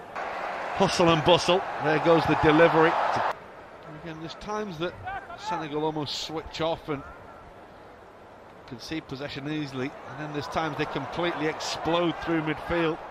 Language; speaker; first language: English; native; English